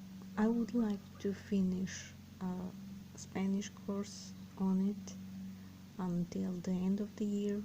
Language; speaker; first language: English; non-native, fluent; Serbian